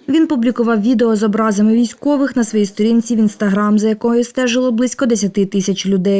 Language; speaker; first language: Ukrainian; native; Ukrainian